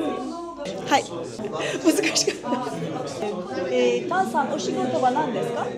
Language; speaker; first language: Japanese; non-native, learner; Turkish